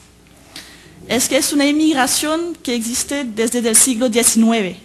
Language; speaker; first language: Spanish; native; Spanish